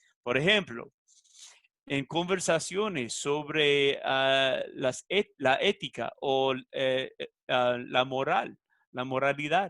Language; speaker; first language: Spanish; non-native, fluent; English